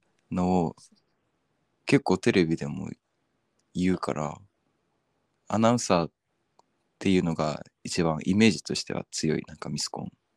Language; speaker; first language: Japanese; native; Japanese